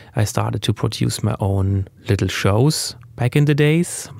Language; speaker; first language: English; non-native, fluent; German